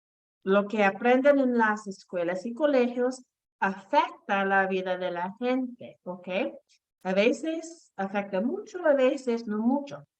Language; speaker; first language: Spanish; non-native, fluent; English